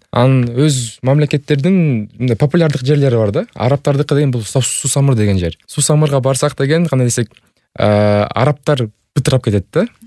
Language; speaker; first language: Kyrgyz; native; Kyrgyz